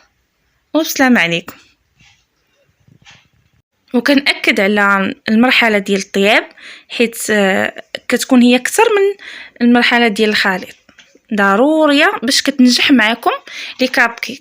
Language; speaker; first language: Arabic; native; Arabic